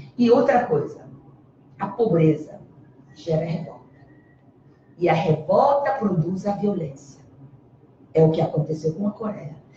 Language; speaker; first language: Portuguese; early bilingual, other home language; Korean